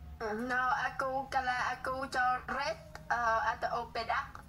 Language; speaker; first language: Indonesian; non-native, learner; Vietnamese